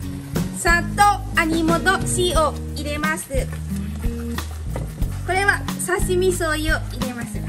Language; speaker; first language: Japanese; non-native, learner; Lao